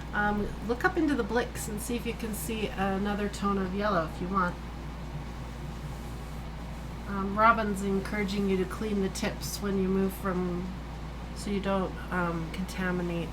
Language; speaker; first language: English; native; English